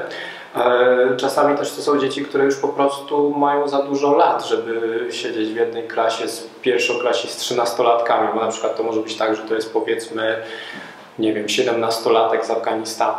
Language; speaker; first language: Polish; native; Polish